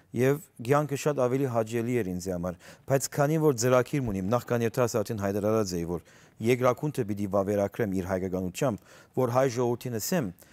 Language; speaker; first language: Armenian; early bilingual, heritage; Armenian